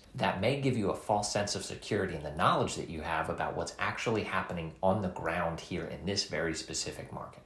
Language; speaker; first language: English; native; English